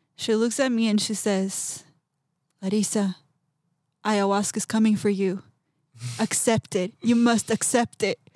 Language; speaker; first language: English; non-native, fluent; Portuguese